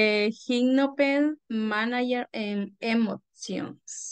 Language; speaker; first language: English; non-native, learner; Spanish